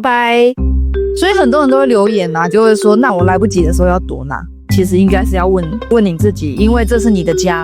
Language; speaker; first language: Chinese; native; Chinese